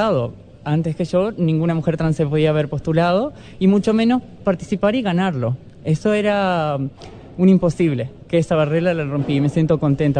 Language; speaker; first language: Spanish; native; Spanish